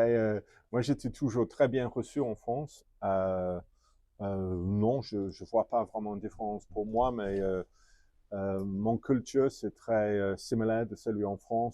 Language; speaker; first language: French; non-native, fluent; English